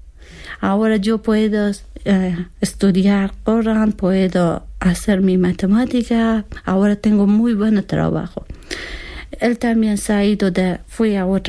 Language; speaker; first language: Spanish; non-native, learner; Persian